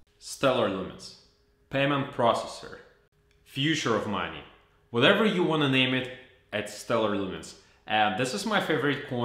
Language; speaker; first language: English; non-native, fluent; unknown